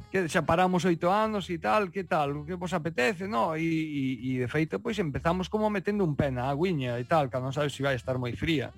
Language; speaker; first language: Galician; native; Galician